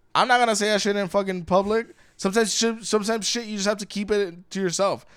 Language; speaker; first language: English; early bilingual, other home language; Spanish